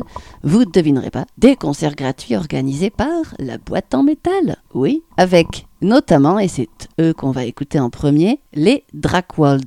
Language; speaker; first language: French; native; French